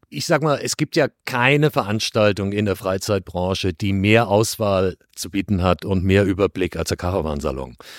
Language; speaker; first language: German; native; German